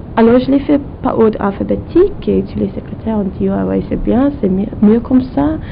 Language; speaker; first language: French; non-native, fluent; English